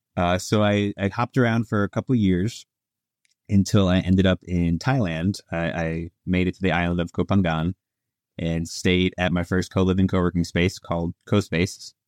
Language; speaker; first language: English; early bilingual, other home language; Italian